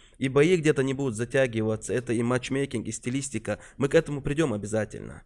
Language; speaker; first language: Russian; non-native, local second language; Chechen